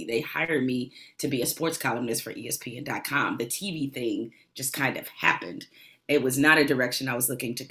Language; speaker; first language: English; native; English